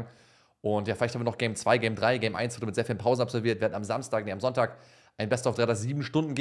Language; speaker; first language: German; native; German